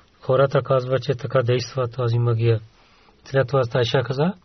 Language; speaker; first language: Bulgarian; non-native, learner; Urdu